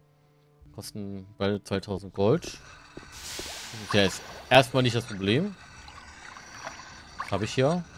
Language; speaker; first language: German; native; German